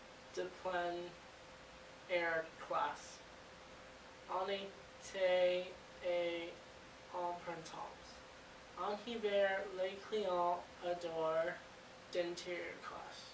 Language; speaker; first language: French; non-native, learner; English